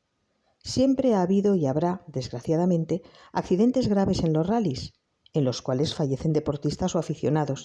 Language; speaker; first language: Spanish; native; Spanish